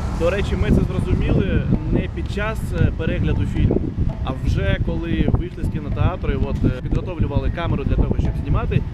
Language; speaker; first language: Ukrainian; non-native, local second language; Russian